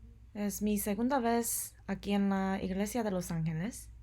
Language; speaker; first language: Spanish; non-native, fluent; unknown